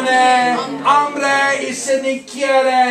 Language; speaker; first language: Spanish; non-native, fluent; English